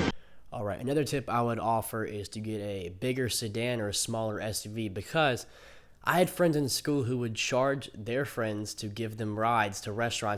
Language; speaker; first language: English; native; English